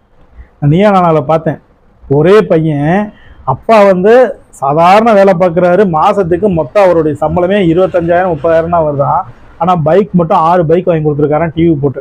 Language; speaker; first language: Tamil; native; Tamil